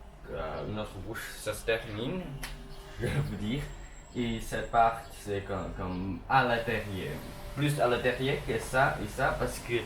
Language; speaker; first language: French; non-native, learner; English